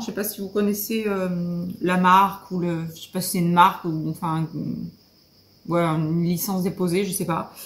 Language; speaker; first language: French; native; French